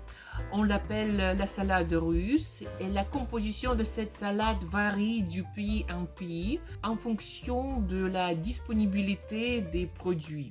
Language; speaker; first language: French; non-native, fluent; Russian